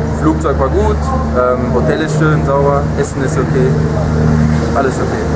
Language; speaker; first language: German; non-native, fluent; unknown